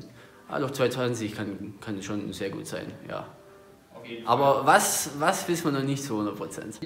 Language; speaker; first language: German; native; German